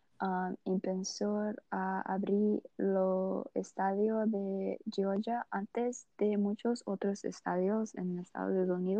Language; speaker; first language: Spanish; non-native, learner; Portuguese